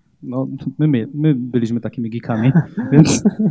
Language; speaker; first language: Polish; native; Polish